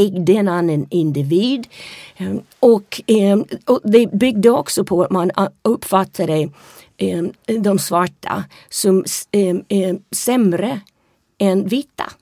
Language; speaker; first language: Swedish; non-native, fluent; English